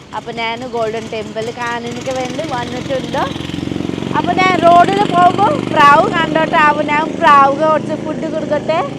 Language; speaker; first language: Malayalam; non-native, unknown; Nepali